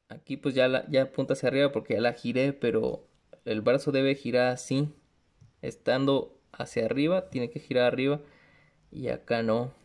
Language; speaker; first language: Spanish; native; Spanish